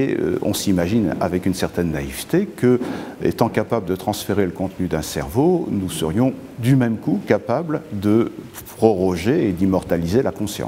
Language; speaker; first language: French; native; French